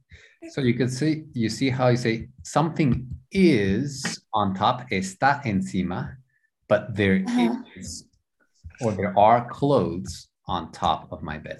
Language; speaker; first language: English; non-native, fluent; Spanish